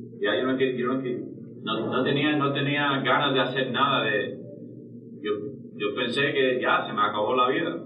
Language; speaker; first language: Spanish; early bilingual, heritage; English